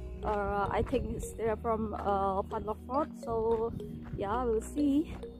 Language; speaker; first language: English; non-native, learner; Indonesian